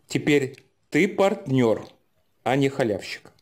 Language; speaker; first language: Russian; native; Russian